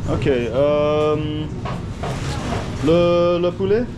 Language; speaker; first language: French; non-native, learner; English